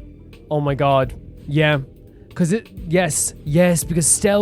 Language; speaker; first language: English; native; English